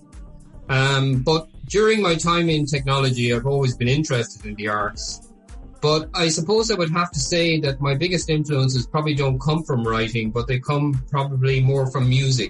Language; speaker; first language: English; native; English